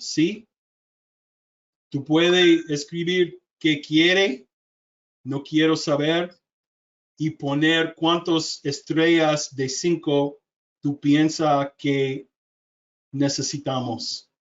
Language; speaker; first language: Spanish; non-native, learner; English